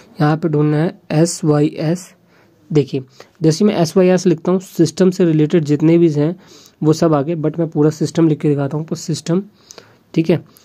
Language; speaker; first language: Hindi; native; Hindi